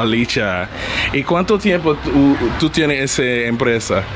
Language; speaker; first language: Spanish; non-native, learner; English